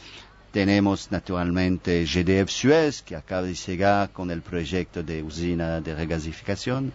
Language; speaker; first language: Portuguese; non-native, fluent; French